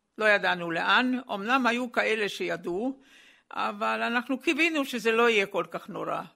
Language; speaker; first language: Hebrew; non-native, fluent; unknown